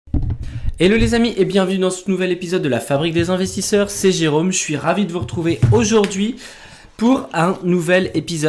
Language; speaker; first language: French; native; French